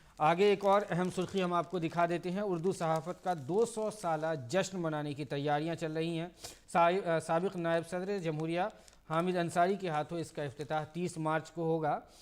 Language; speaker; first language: Urdu; native; Urdu